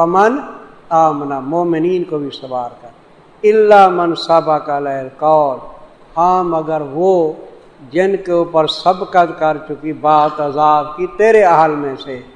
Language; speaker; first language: Urdu; non-native, local second language; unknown